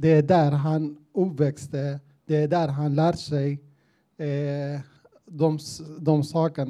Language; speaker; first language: Swedish; non-native, learner; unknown